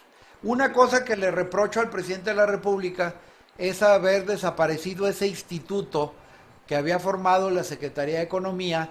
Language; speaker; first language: Spanish; native; Spanish